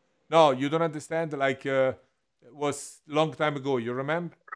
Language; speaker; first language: English; non-native, fluent; Italian